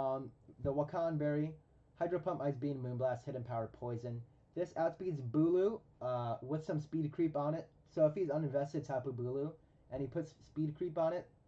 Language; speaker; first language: English; native; English